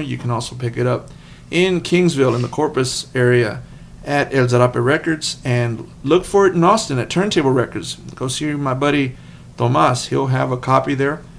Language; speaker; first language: English; early bilingual, other home language; Spanish